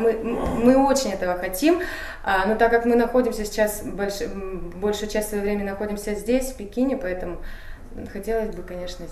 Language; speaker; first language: Russian; native; Russian